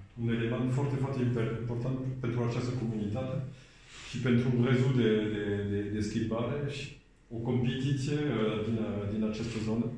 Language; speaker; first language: Romanian; non-native, learner; French